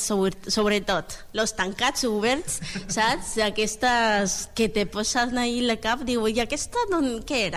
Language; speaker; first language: Catalan; non-native, learner; Spanish